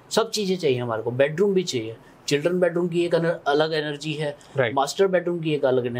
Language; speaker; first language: Hindi; native; Hindi